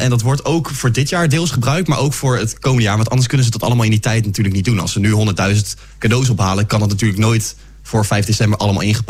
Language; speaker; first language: Dutch; native; Dutch